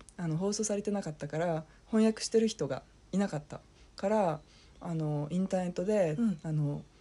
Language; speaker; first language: Japanese; non-native, fluent; French